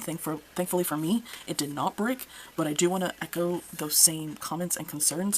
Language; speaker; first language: English; native; English